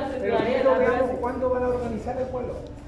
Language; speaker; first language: Spanish; native; Spanish